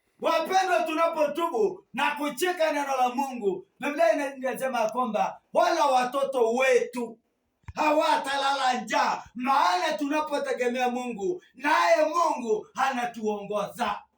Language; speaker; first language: Swahili; non-native, local second language; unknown